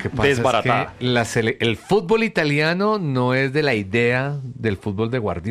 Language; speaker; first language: Spanish; native; Spanish